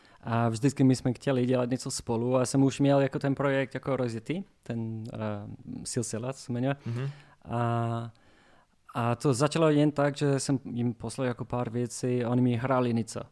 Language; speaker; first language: Czech; non-native, learner; English